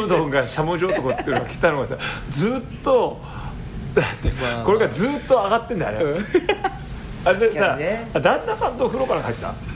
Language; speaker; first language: Japanese; native; Japanese